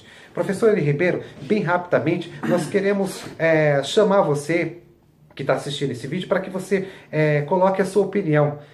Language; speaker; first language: Portuguese; native; Portuguese